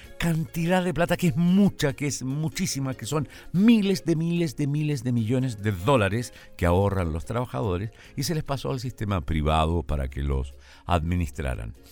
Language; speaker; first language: Spanish; native; Spanish